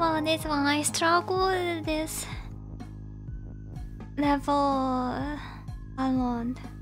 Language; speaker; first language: English; non-native, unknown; Japanese